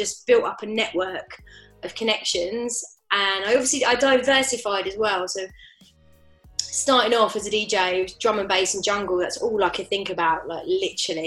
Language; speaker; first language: English; native; English